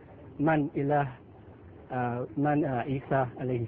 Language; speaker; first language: Arabic; non-native, learner; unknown